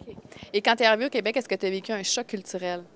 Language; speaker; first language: French; native; French